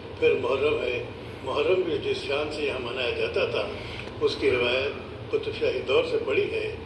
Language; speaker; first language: Urdu; native; Urdu